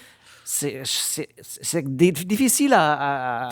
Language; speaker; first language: French; non-native, fluent; German